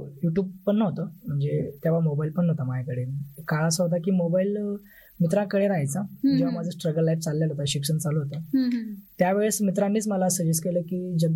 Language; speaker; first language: Marathi; non-native, local second language; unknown